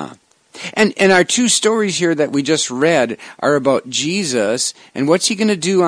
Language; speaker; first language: English; native; English